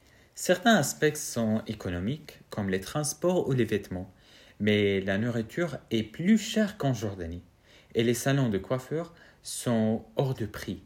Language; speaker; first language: French; non-native, fluent; Arabic